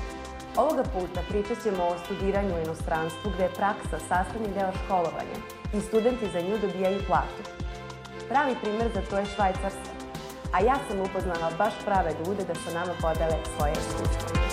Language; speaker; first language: Bosnian; native; Bosnian